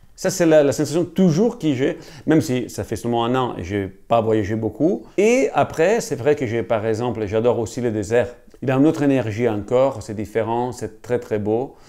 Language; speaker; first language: French; non-native, fluent; Italian